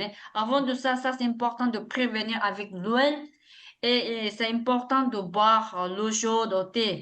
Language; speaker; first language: French; non-native, learner; Tibetan